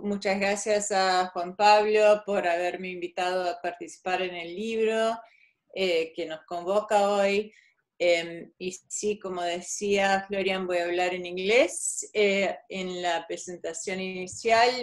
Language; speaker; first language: Spanish; non-native, fluent; English